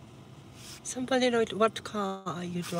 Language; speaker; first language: English; non-native, learner; Japanese